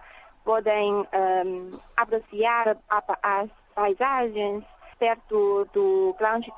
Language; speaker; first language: Portuguese; non-native, fluent; Chinese